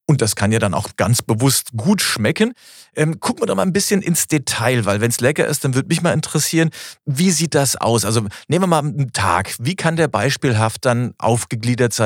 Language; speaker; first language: German; native; German